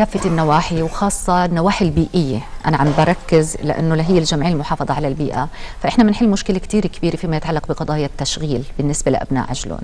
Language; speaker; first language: Arabic; native; Arabic